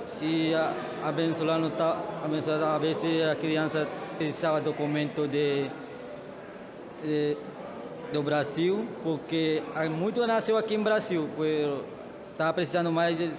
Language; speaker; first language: Portuguese; non-native, learner; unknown